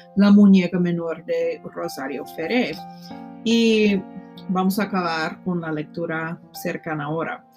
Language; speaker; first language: Spanish; non-native, fluent; English